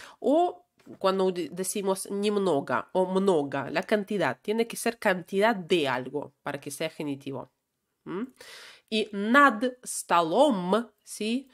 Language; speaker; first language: Spanish; non-native, fluent; Russian